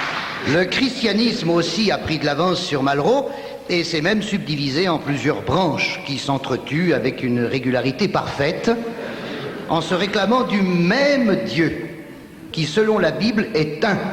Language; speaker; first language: French; native; French